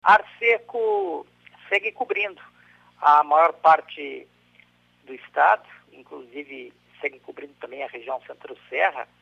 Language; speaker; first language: Portuguese; native; Portuguese